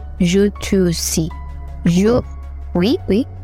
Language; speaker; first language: French; non-native, learner; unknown